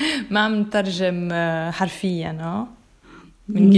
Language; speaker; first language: Arabic; non-native, fluent; English